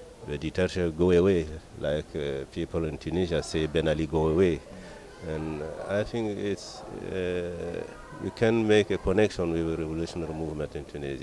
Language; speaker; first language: English; non-native, learner; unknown